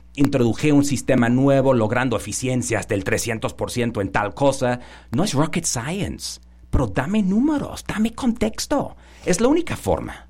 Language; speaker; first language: Spanish; non-native, fluent; English